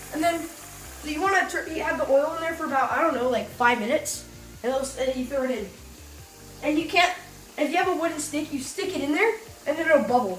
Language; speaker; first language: English; native; English